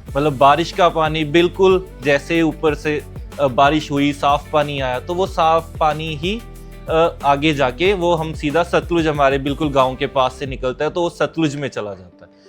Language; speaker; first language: Hindi; non-native, local second language; Punjabi